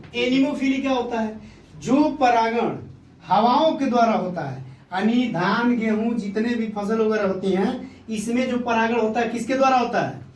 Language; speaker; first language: Hindi; native; Hindi